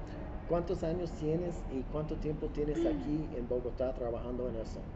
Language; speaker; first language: Spanish; non-native, fluent; English